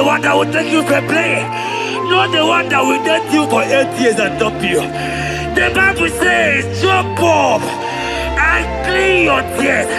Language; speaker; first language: English; non-native, local second language; Igbo